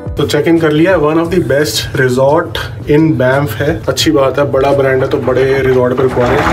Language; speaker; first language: Hindi; native; Hindi